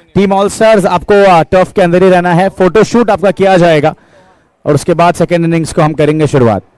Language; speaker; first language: Hindi; non-native, local second language; Marathi